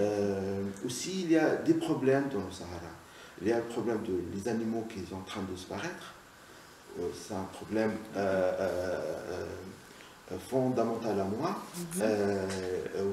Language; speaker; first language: French; non-native, local second language; Arabic